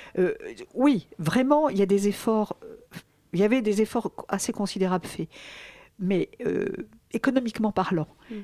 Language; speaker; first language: French; native; French